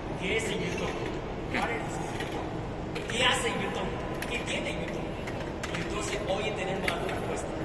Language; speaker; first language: Spanish; non-native, fluent; Chinese